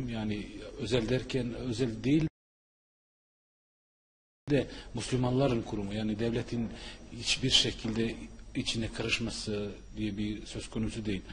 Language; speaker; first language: Turkish; non-native, fluent; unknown